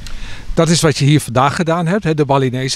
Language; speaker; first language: Dutch; native; Dutch